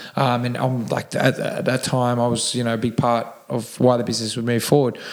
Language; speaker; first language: English; native; English